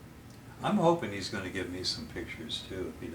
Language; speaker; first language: English; native; English